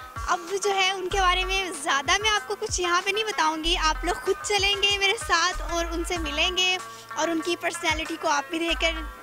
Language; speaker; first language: Urdu; native; Urdu